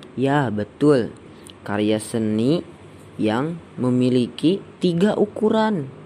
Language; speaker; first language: Indonesian; native; Indonesian